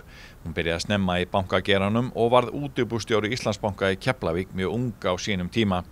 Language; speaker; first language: Icelandic; native; Icelandic